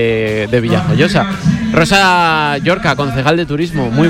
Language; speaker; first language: Spanish; native; Spanish